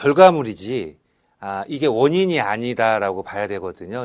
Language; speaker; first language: Korean; native; Korean